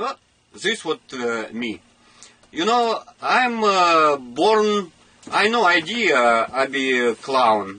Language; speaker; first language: English; non-native, learner; Russian